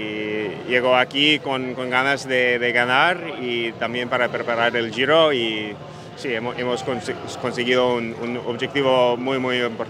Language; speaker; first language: Spanish; non-native, fluent; English